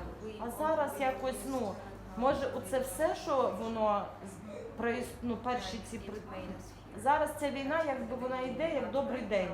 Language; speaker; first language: Ukrainian; native; Ukrainian